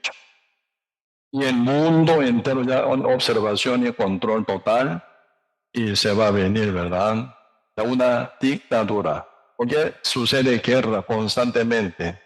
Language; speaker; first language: Spanish; non-native, learner; Korean